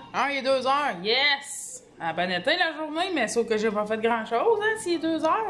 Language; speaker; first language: French; native; French